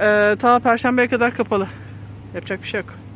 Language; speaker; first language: Turkish; native; Turkish